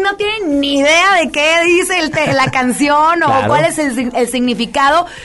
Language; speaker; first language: Spanish; native; Spanish